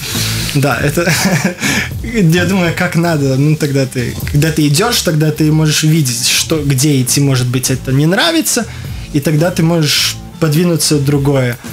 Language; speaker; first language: Russian; non-native, local second language; Latvian